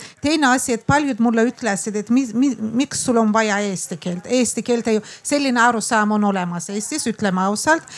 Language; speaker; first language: Estonian; non-native, fluent; Azerbaijani